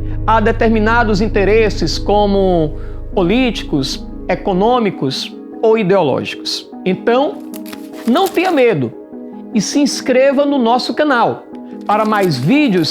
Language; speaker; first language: Portuguese; native; Portuguese